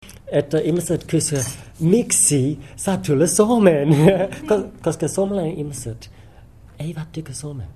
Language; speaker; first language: Finnish; non-native, learner; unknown